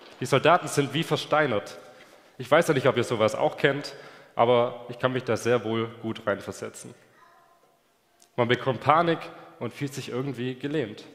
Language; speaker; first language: German; native; German